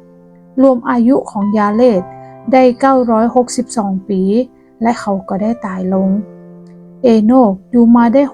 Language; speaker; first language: Thai; non-native, local second language; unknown